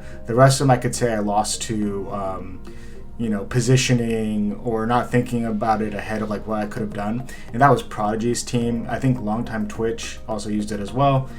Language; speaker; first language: English; native; English